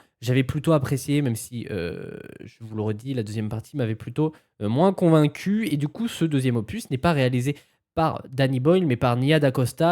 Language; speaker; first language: French; native; French